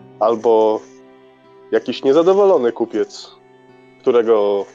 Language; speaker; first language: Polish; native; Polish